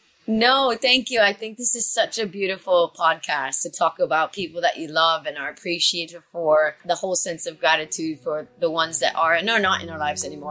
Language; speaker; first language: English; early bilingual, other home language; Spanish